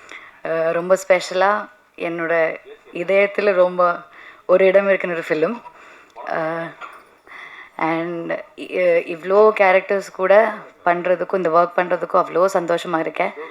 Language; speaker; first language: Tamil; non-native, learner; Malayalam